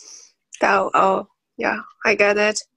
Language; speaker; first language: English; non-native, learner; Chinese